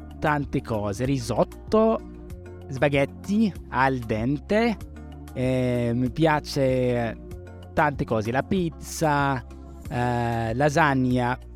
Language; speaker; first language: Italian; non-native, learner; Arabic